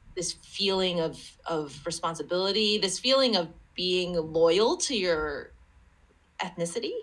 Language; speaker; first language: English; early bilingual, other home language; Chinese